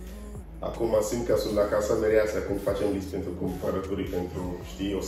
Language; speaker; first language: Romanian; non-native, learner; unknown